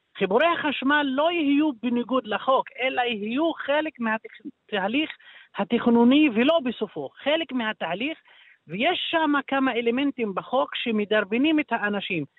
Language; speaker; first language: Hebrew; non-native, local second language; Arabic